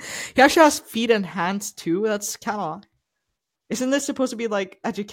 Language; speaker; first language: English; non-native, fluent; Icelandic